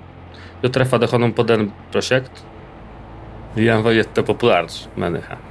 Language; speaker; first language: Swedish; non-native, learner; Polish